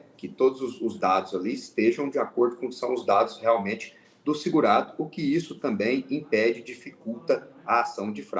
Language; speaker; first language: Portuguese; native; Portuguese